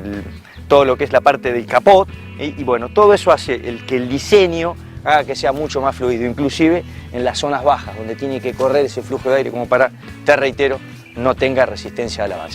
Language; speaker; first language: Spanish; native; Spanish